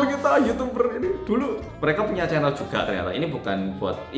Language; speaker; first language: Indonesian; native; Indonesian